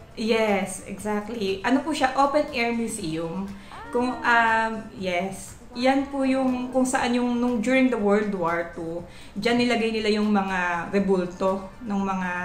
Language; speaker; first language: Filipino; native; Filipino